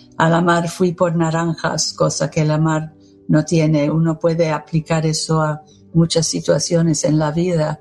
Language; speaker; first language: Spanish; non-native, fluent; English